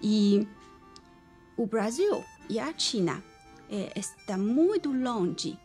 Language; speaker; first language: Portuguese; non-native, learner; Chinese